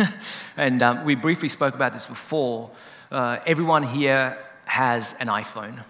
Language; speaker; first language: English; native; English